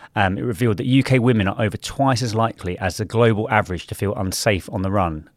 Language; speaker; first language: English; native; English